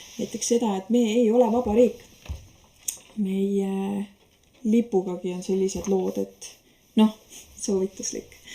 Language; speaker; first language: Estonian; native; Estonian